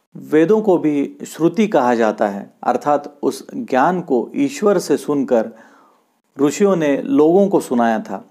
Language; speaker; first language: Hindi; non-native, local second language; Marathi